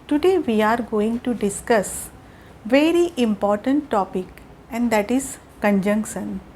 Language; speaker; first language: English; non-native, local second language; Gujarati